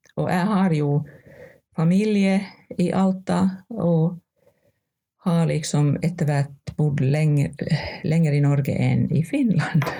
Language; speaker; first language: Norwegian; non-native, fluent; Finnish